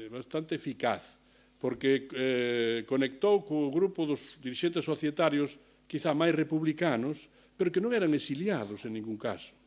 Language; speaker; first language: Galician; native; Galician